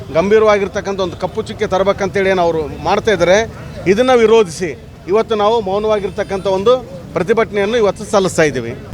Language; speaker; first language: Kannada; native; Kannada